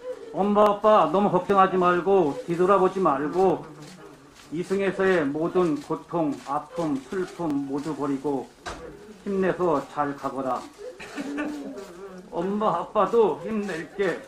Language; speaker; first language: Korean; native; Korean